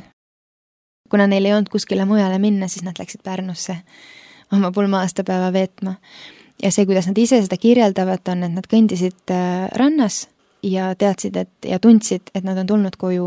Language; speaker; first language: Estonian; early bilingual, other home language; Finnish